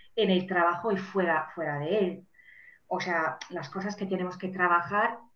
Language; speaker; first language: Spanish; non-native, fluent; English